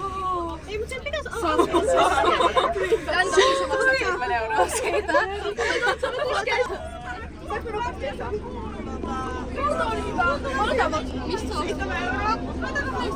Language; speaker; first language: Finnish; native; Finnish